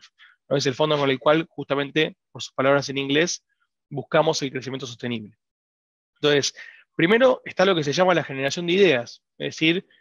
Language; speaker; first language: Spanish; native; Spanish